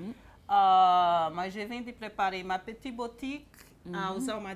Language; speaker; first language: French; non-native, learner; Portuguese